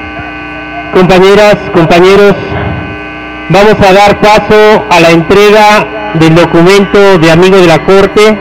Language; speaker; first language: Spanish; native; Spanish